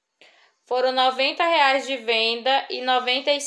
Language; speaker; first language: Portuguese; native; Portuguese